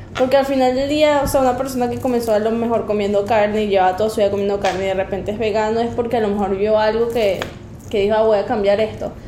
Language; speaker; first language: Spanish; early bilingual, heritage; Spanish